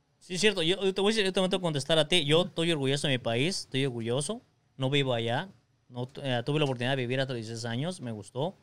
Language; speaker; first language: Spanish; early bilingual, other home language; English